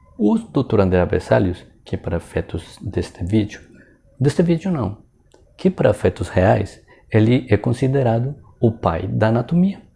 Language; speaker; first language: Portuguese; non-native, fluent; Spanish